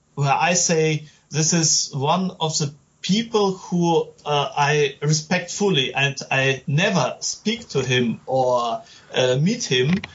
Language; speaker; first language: English; non-native, learner; German